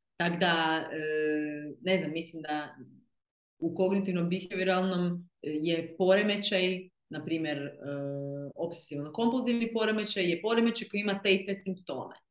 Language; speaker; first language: Croatian; native; Croatian